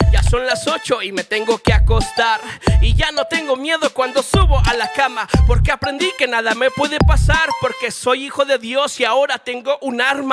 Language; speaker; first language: Spanish; native; Spanish